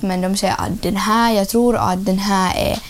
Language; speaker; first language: Swedish; non-native, learner; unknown